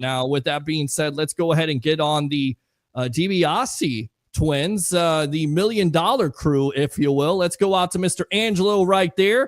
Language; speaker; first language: English; native; English